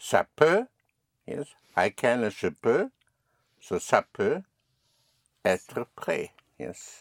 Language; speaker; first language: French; non-native, fluent; English